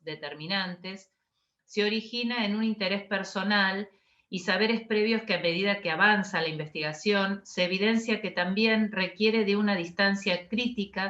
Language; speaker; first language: Spanish; native; Spanish